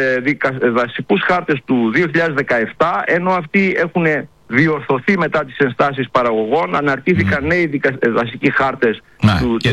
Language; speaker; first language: Greek; native; Greek